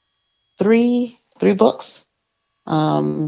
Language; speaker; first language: English; native; English